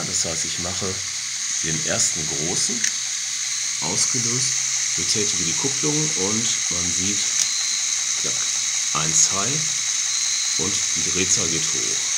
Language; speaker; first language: German; native; German